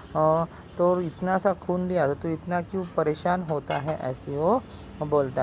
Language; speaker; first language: Hindi; non-native, local second language; Marathi